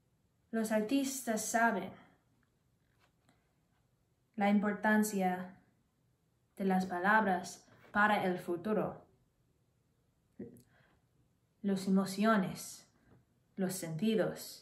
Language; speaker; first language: Spanish; non-native, learner; English